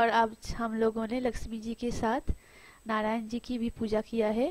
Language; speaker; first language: Hindi; non-native, local second language; Bangla